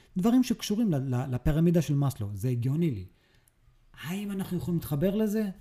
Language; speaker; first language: Hebrew; early bilingual, other home language; English